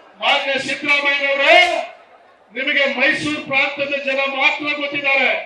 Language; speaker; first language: Kannada; non-native, local second language; Lambadi